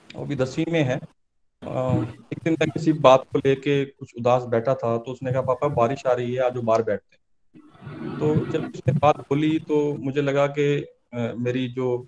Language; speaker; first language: Hindi; native; Hindi